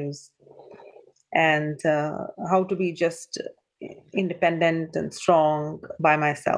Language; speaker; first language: English; non-native, local second language; Punjabi